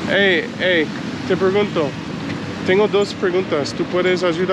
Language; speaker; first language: Spanish; non-native, learner; English